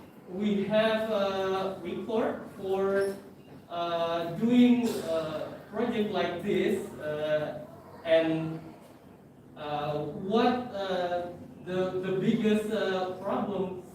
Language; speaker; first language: English; non-native, fluent; Indonesian